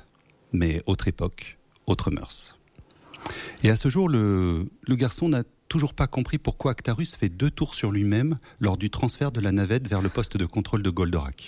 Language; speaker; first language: French; native; French